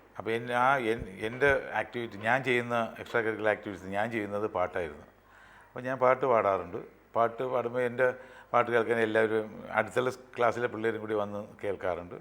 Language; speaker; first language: Malayalam; native; Malayalam